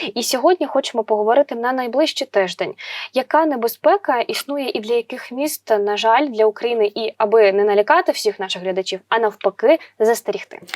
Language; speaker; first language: Ukrainian; native; Ukrainian